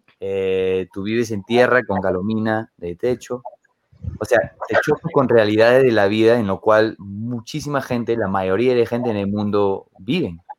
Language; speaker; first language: Spanish; non-native, fluent; English